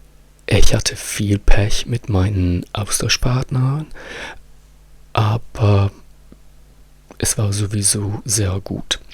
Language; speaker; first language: German; non-native, fluent; Italian